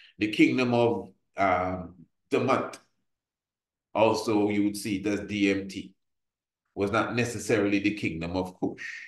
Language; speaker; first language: English; native; English